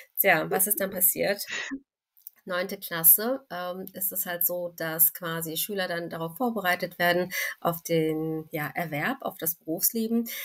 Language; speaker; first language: German; early bilingual, other home language; Turkish